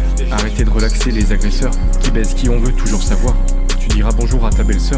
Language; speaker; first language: French; native; French